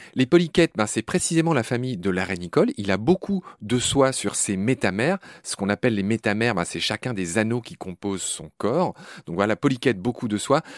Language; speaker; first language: French; native; French